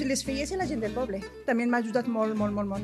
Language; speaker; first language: Catalan; non-native, fluent; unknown